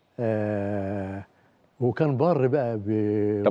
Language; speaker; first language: Arabic; native; Arabic